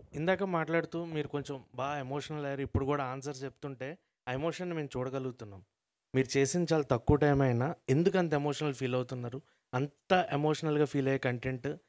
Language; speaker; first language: Telugu; native; Telugu